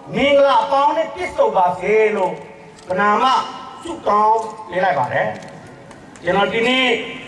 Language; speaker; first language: Burmese; non-native, local second language; S'gaw Karen